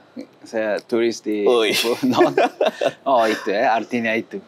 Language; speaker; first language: Indonesian; non-native, learner; Japanese